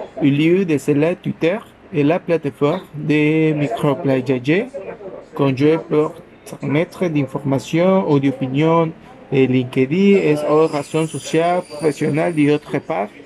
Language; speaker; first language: French; non-native, learner; Spanish